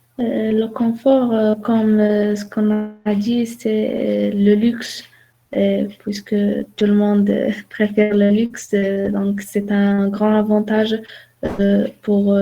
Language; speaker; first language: French; non-native, learner; Arabic